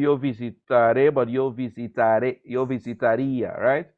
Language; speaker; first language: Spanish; non-native, fluent; English